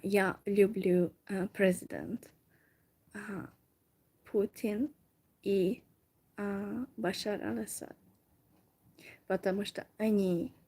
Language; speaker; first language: Russian; non-native, learner; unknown